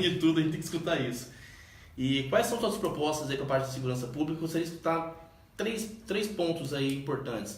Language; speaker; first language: Portuguese; native; Portuguese